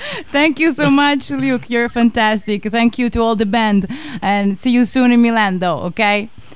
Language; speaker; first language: English; non-native, fluent; Italian